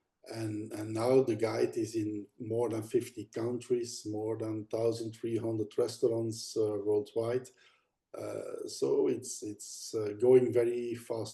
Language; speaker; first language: English; non-native, fluent; Dutch